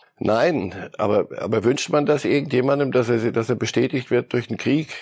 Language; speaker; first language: German; early bilingual, other home language; Polish